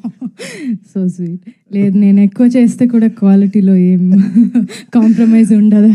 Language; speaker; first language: Telugu; non-native, fluent; Tamil